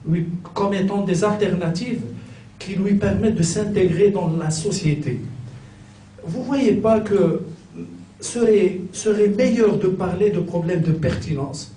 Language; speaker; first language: French; non-native, local second language; Arabic